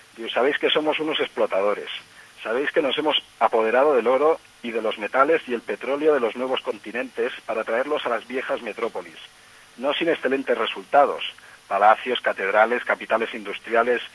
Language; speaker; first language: Spanish; non-native, local second language; Catalan